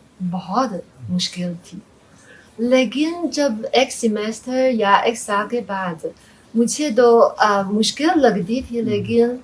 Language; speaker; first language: Hindi; non-native, fluent; Chinese